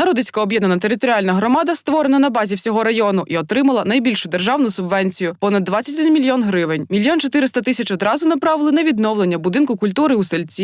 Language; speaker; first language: Ukrainian; native; Ukrainian